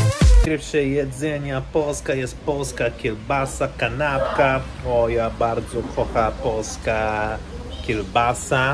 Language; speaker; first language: Polish; non-native, learner; English